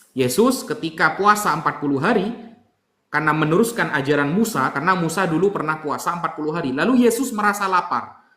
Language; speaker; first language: Indonesian; native; Indonesian